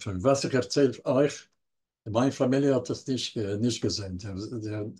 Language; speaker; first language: German; non-native, learner; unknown